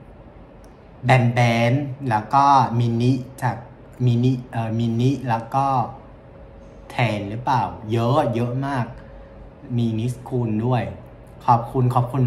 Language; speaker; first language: Thai; non-native, fluent; Vietnamese